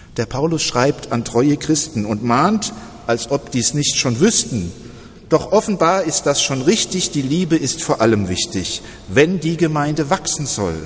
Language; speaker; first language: German; native; German